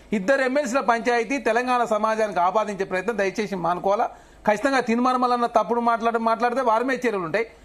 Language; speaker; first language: Telugu; native; Telugu